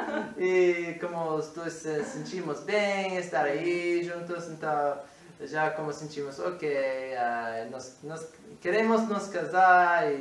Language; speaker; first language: Portuguese; non-native, fluent; English